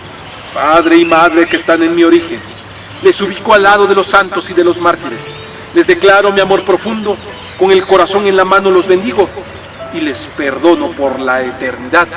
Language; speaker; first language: Spanish; native; Spanish